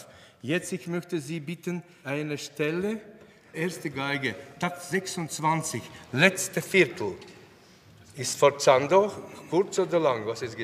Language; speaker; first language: German; non-native, fluent; Latvian